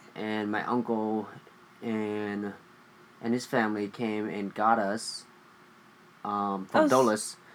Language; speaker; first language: English; early bilingual, other home language; Vietnamese